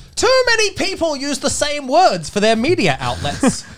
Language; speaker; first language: English; native; English